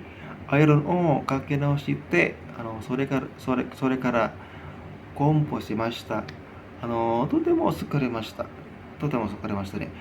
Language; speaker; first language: Japanese; non-native, learner; Indonesian